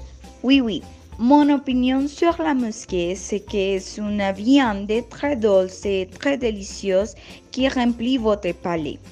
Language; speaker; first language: French; non-native, learner; Spanish